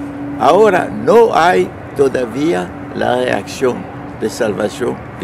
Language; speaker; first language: Spanish; non-native, fluent; French